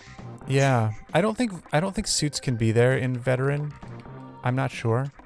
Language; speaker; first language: English; native; English